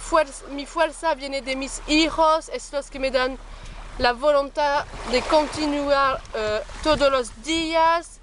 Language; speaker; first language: Spanish; non-native, learner; French